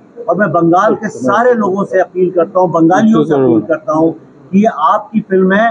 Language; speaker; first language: Hindi; native; Hindi